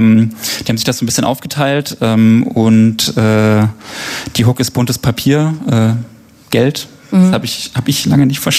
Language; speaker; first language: German; native; German